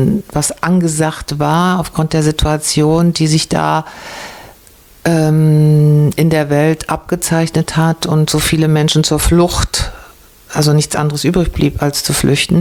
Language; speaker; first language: German; native; German